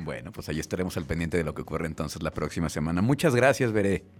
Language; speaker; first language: Spanish; native; Spanish